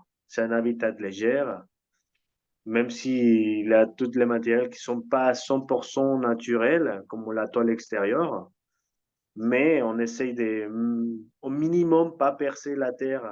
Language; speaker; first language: French; non-native, fluent; Spanish